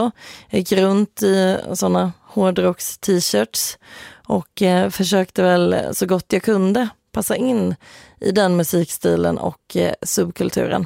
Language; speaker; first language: Swedish; native; Swedish